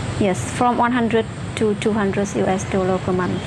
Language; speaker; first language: English; non-native, fluent; Vietnamese